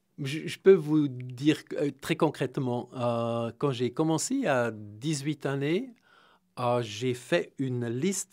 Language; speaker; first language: French; non-native, fluent; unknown